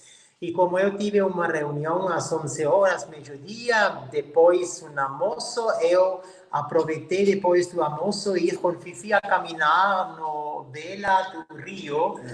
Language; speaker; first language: Portuguese; non-native, fluent; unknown